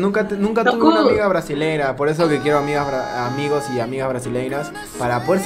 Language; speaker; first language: Spanish; native; Spanish